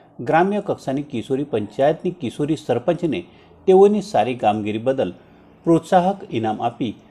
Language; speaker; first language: Gujarati; native; Gujarati